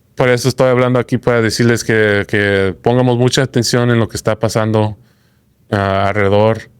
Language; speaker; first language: Spanish; early bilingual, heritage; Spanish